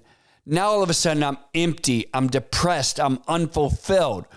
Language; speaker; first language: English; native; English